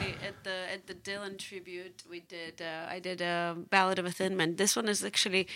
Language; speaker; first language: English; non-native, fluent; Georgian